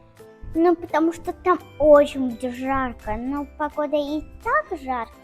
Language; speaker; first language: Russian; non-native, local second language; Tajik